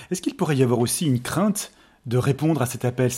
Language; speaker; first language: French; native; French